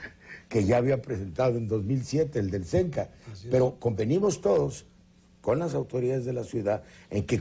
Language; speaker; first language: Spanish; native; Spanish